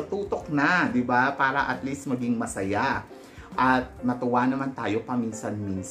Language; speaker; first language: Filipino; native; Filipino